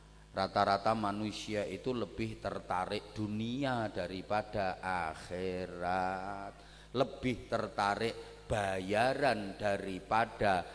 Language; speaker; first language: Indonesian; non-native, local second language; Javanese